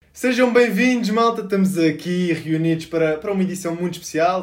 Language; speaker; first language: Portuguese; native; Portuguese